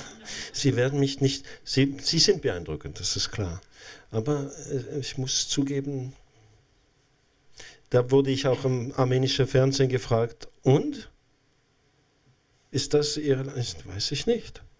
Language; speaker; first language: German; non-native, local second language; French